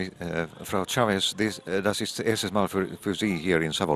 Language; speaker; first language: German; non-native, fluent; Finnish